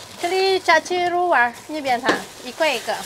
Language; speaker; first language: Chinese; non-native, fluent; Indonesian